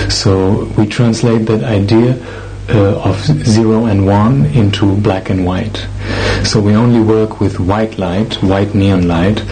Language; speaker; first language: English; non-native, fluent; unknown